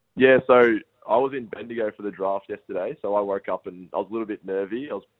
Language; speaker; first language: English; native; English